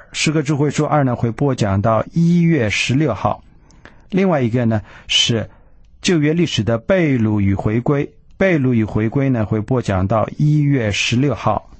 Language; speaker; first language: Chinese; early bilingual, heritage; Chinese